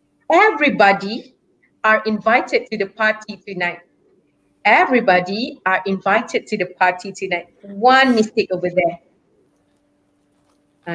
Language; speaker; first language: English; non-native, local second language; Malay